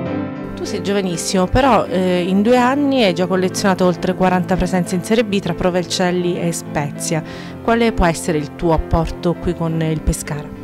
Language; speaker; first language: Italian; native; Italian